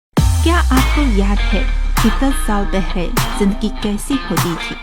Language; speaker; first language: Urdu; non-native, fluent; Chinese